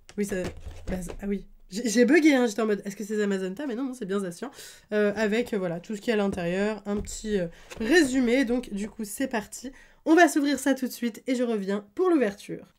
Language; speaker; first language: French; native; French